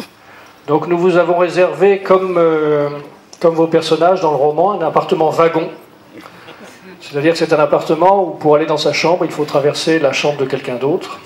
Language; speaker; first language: French; native; French